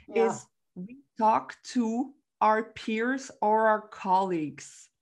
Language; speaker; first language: English; non-native, fluent; Dutch